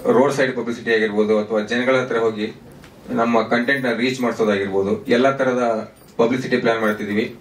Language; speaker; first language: Kannada; native; Kannada